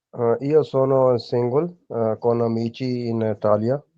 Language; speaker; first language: Italian; non-native, learner; Urdu